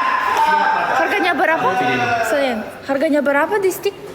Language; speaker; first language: Indonesian; non-native, learner; Russian